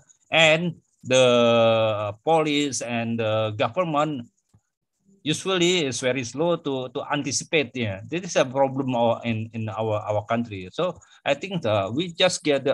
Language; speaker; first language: English; non-native, fluent; Indonesian